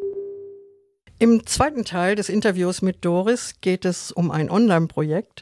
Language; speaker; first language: German; native; German